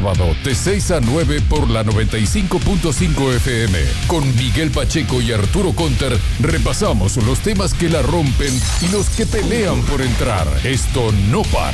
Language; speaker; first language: Spanish; native; Spanish